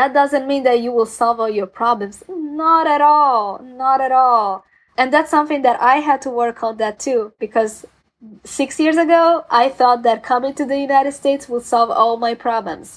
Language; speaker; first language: English; non-native, fluent; Italian